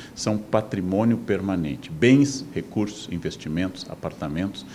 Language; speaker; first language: Portuguese; native; Portuguese